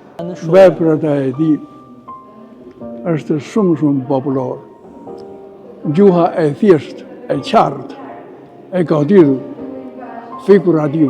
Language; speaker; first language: Albanian; non-native, fluent; Chinese